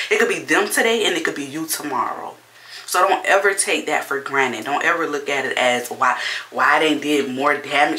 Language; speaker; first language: English; native; English